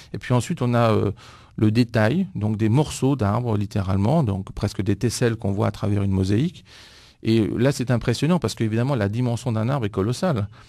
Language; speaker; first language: French; non-native, fluent; Greek